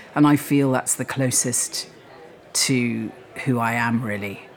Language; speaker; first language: English; native; English